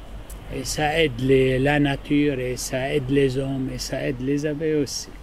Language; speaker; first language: French; non-native, learner; Arabic